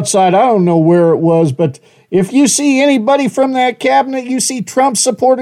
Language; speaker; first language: English; native; English